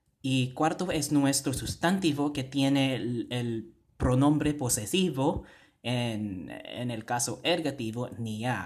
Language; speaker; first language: Spanish; non-native, fluent; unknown